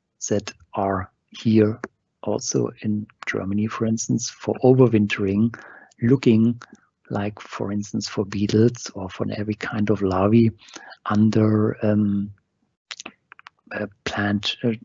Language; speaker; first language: English; non-native, fluent; German